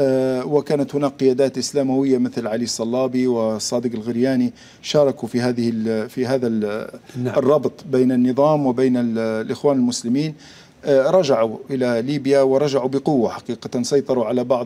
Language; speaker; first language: Arabic; native; Arabic